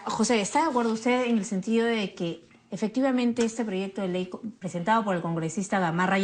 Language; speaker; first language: Spanish; native; Spanish